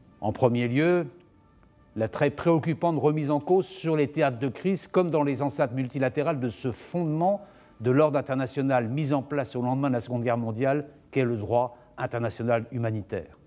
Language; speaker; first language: French; native; French